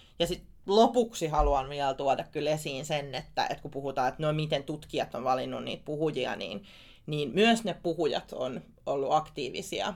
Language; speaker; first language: Finnish; native; Finnish